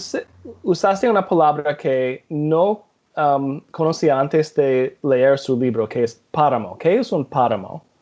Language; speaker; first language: Spanish; non-native, fluent; English